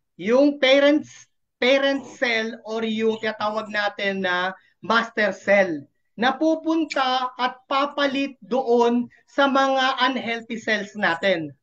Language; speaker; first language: Filipino; non-native, local second language; Masbatenyo